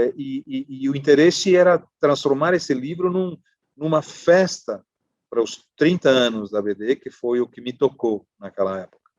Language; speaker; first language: Portuguese; non-native, fluent; Spanish